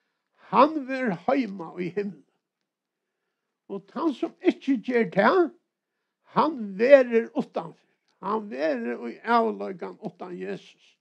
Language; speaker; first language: Swedish; non-native, learner; Faroese